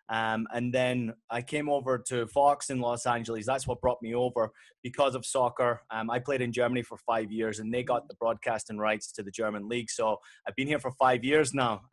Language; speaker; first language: English; native; English